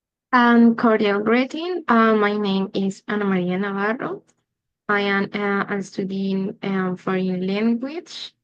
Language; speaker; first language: English; non-native, learner; Spanish